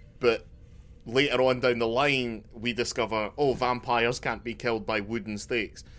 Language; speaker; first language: English; native; English